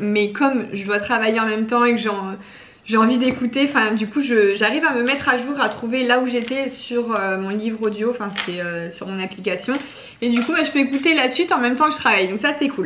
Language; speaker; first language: French; native; French